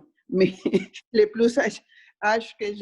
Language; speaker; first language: French; non-native, learner; Spanish